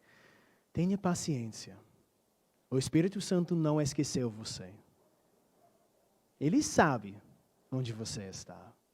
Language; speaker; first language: Portuguese; non-native, fluent; English